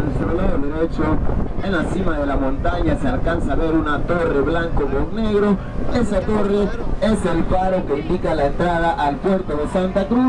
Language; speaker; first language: Spanish; native; Spanish